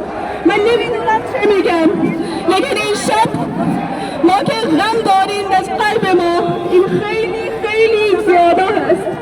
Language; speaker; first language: Persian; non-native, learner; Urdu